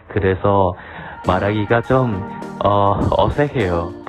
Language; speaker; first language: Korean; non-native, learner; Lao